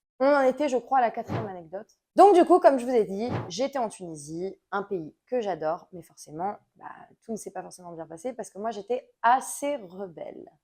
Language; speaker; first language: French; native; French